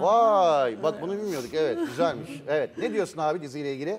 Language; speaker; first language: Turkish; native; Turkish